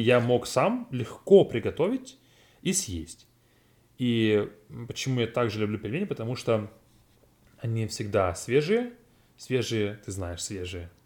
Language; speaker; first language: Russian; non-native, learner; English